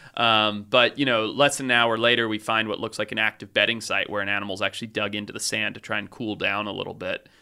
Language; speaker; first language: English; native; English